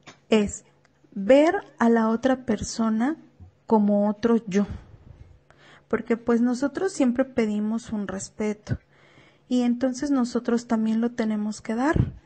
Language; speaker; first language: Spanish; native; Spanish